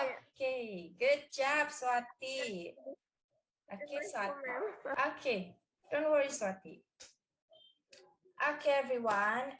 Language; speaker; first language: English; non-native, learner; Indonesian